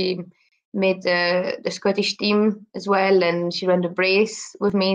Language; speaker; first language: English; non-native, fluent; French